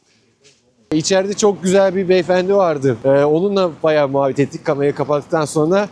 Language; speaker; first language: Turkish; native; Turkish